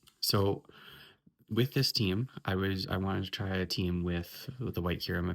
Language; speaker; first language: English; native; English